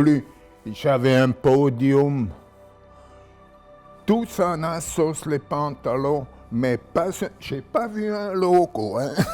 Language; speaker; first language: French; non-native, local second language; German